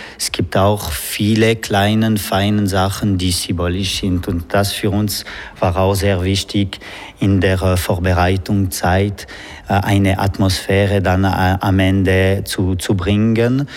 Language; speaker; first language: German; non-native, local second language; French